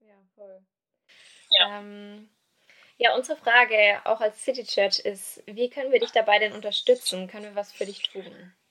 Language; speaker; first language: German; native; German